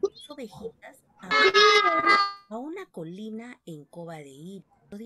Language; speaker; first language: Spanish; native; Spanish